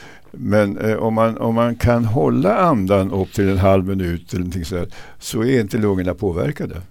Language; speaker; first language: Swedish; native; Swedish